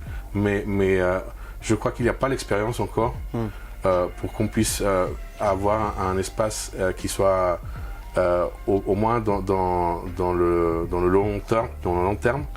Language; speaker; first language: French; non-native, fluent; Spanish